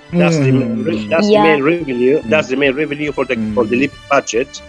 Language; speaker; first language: English; non-native, fluent; Arabic